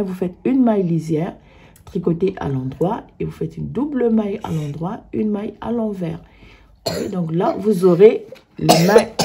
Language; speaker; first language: French; native; French